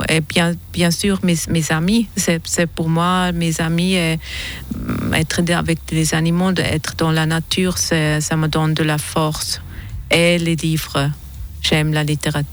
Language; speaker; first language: French; non-native, fluent; German